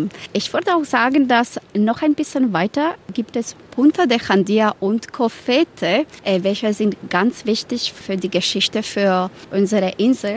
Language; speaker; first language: German; non-native, learner; Spanish